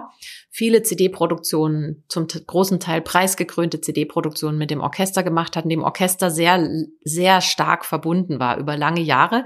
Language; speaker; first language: German; native; German